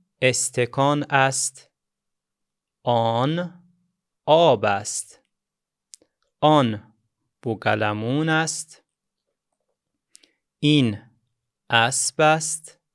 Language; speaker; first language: Persian; non-native, fluent; Azerbaijani